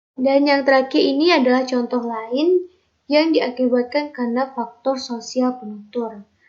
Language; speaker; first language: Indonesian; native; Indonesian